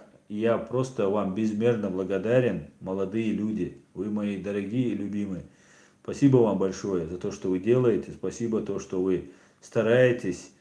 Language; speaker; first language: Russian; non-native, local second language; Chechen